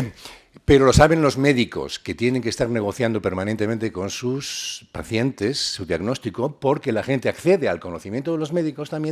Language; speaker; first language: Spanish; native; Spanish